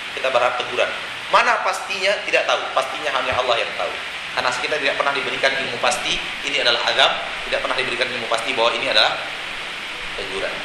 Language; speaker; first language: Indonesian; non-native, local second language; Minangkabau